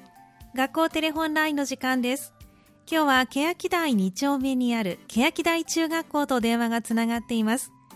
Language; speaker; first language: Japanese; native; Japanese